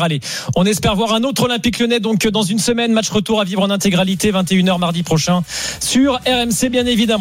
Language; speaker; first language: French; native; French